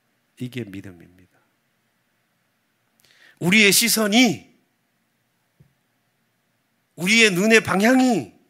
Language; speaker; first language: Korean; native; Korean